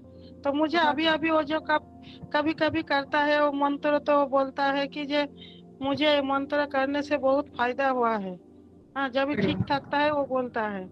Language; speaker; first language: Hindi; non-native, local second language; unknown